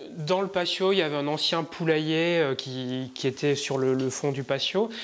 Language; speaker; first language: French; native; French